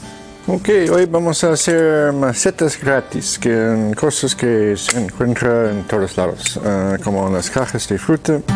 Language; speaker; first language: Spanish; non-native, fluent; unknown